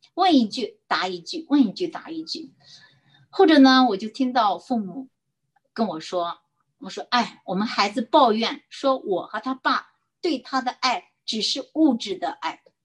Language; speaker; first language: Chinese; native; Chinese